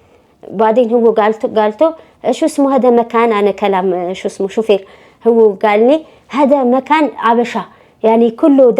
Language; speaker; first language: Arabic; non-native, learner; Amharic